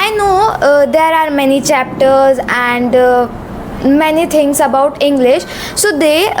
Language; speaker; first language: English; non-native, local second language; Hindi